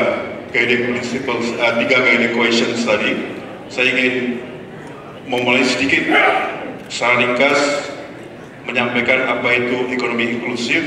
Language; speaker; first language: Indonesian; native; Indonesian